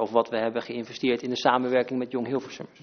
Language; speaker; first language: Dutch; native; Dutch